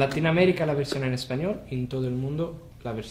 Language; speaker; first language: Spanish; non-native, fluent; Italian